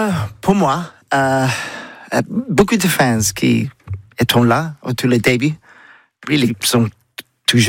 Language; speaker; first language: French; non-native, learner; English